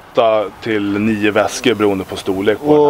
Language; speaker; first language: Swedish; native; Swedish